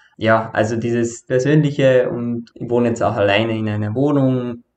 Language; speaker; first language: German; native; German